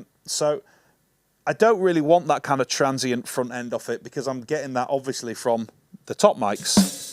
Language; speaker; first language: English; native; English